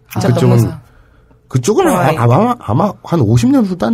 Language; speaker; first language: Korean; native; Korean